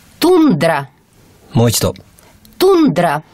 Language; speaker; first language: Japanese; non-native, fluent; Russian